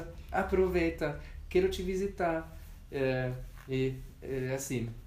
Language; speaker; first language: Portuguese; non-native, fluent; German